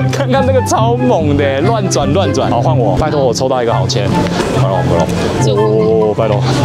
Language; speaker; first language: Chinese; native; Chinese